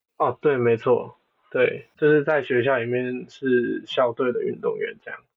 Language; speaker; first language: Chinese; non-native, local second language; Cantonese